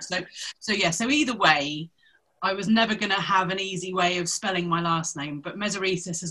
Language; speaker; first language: English; native; English